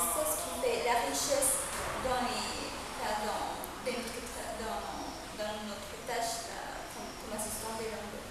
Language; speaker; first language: French; non-native, fluent; Spanish